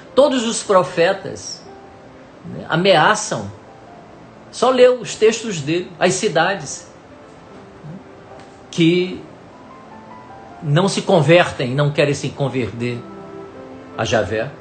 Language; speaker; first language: Portuguese; native; Portuguese